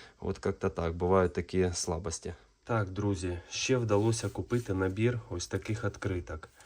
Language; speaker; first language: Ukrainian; non-native, local second language; Russian